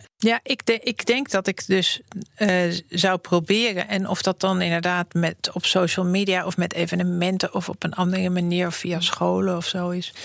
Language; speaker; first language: Dutch; native; Dutch